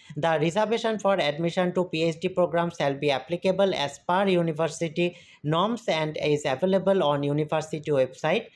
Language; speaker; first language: English; non-native, local second language; Bangla